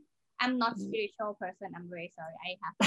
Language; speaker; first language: English; non-native, learner; Thai